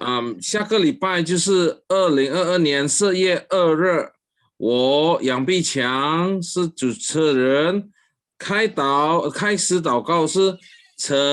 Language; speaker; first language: Chinese; early bilingual, heritage; Chinese